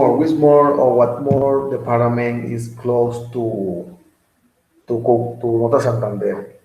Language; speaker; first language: English; non-native, learner; Spanish